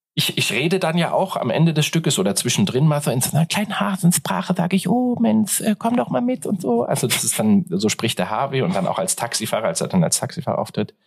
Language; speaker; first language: German; native; German